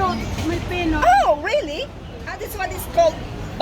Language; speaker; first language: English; non-native, learner; Filipino